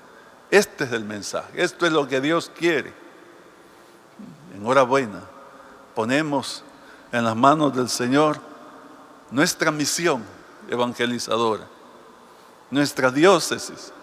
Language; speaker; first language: Spanish; native; Spanish